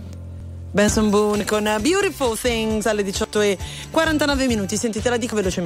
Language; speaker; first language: Italian; native; Italian